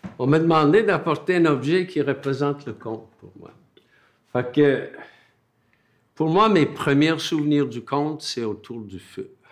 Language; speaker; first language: French; non-native, fluent; Irish